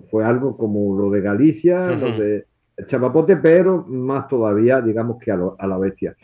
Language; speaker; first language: Spanish; native; Spanish